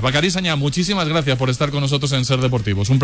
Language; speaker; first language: Spanish; native; Spanish